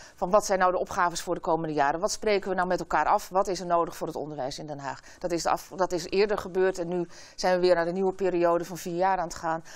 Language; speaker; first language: Dutch; native; Dutch